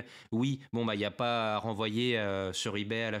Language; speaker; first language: French; native; French